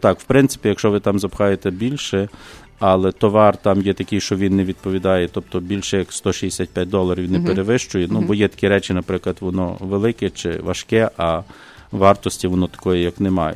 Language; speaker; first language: Ukrainian; native; Ukrainian